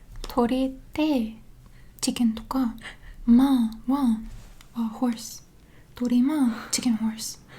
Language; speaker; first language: Japanese; non-native, learner; English